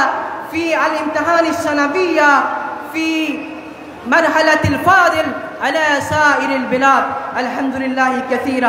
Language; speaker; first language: Arabic; non-native, learner; Bangla